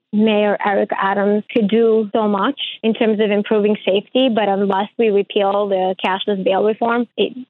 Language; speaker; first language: English; early bilingual, other home language; Ukrainian